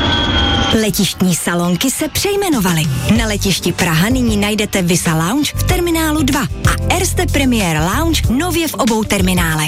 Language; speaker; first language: Czech; native; Czech